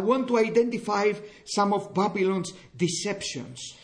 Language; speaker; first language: English; non-native, fluent; Greek